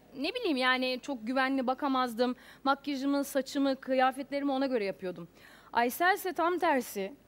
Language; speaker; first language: Turkish; native; Turkish